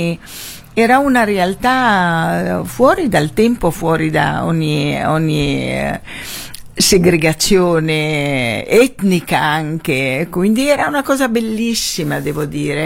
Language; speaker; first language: Italian; non-native, fluent; Arabic